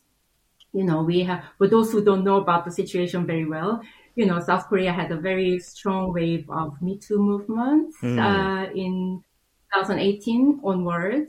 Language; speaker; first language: English; non-native, fluent; Korean